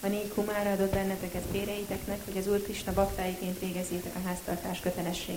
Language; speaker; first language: Hungarian; native; Hungarian